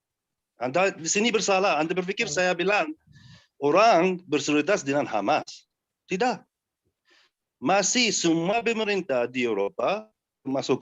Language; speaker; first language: Indonesian; non-native, learner; Arabic